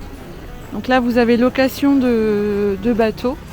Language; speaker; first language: French; native; French